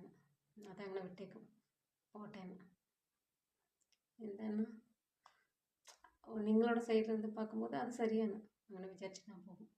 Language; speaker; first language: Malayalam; non-native, local second language; Tamil